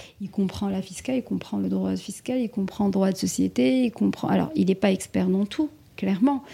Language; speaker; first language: French; non-native, local second language; Arabic